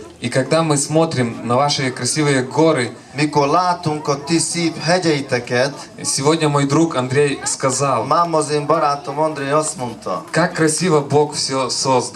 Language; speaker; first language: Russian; non-native, local second language; Ukrainian